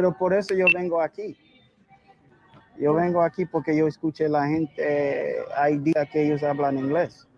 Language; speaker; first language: Spanish; non-native, learner; English